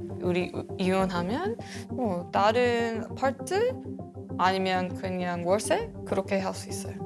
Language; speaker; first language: Korean; non-native, learner; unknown